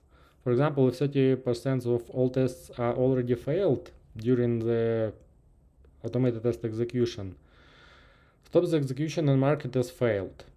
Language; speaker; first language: English; non-native, fluent; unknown